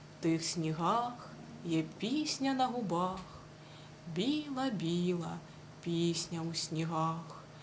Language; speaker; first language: Ukrainian; native; Ukrainian